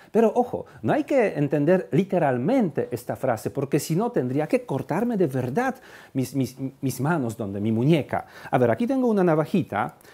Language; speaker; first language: Spanish; non-native, fluent; Polish